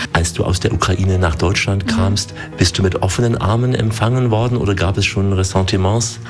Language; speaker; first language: German; native; German